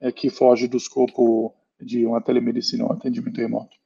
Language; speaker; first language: Portuguese; non-native, fluent; German